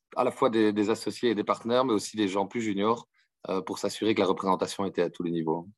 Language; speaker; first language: French; native; French